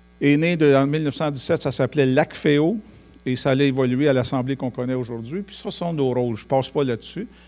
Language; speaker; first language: French; native; French